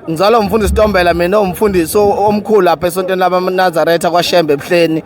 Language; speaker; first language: Zulu; native; Zulu